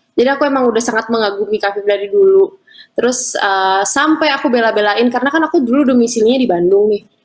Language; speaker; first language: Indonesian; native; Indonesian